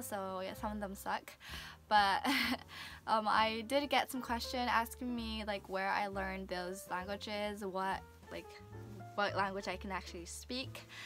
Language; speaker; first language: English; early bilingual, other home language; Japanese